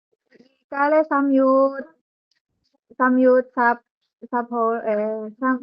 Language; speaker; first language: Cantonese; non-native, learner; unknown